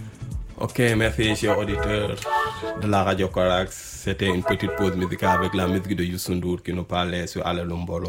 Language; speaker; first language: French; non-native, local second language; Wolof